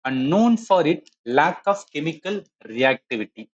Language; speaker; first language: English; non-native, local second language; Tamil